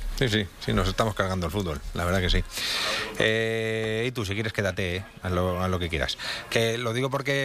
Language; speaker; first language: Spanish; native; Spanish